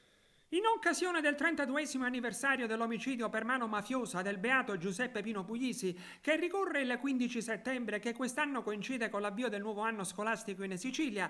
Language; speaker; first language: Italian; native; Italian